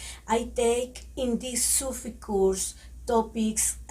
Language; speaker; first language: English; non-native, learner; Spanish